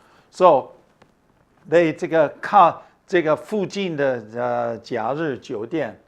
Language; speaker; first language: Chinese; non-native, fluent; English